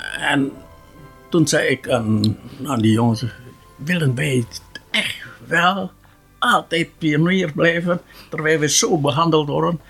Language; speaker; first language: Dutch; non-native, local second language; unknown